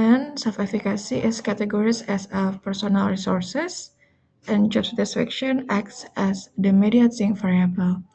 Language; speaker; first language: English; non-native, learner; Indonesian